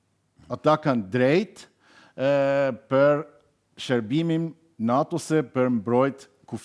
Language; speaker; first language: Albanian; non-native, learner; German